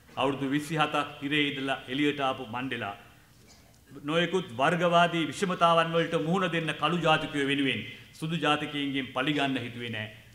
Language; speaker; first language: Sinhala; non-native, local second language; Tamil